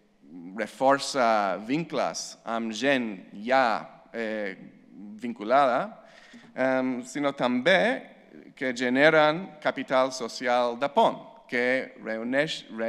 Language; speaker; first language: Catalan; non-native, fluent; English